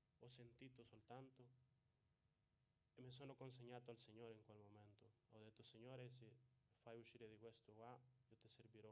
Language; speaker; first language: Italian; non-native, fluent; Spanish